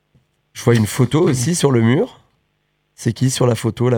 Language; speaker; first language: French; native; French